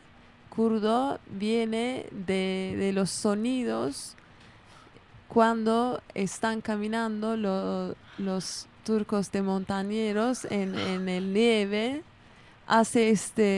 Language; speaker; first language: Spanish; non-native, fluent; Kurdish